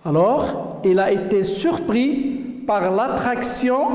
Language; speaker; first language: French; non-native, local second language; Arabic